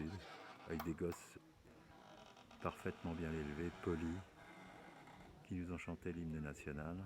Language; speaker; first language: French; native; French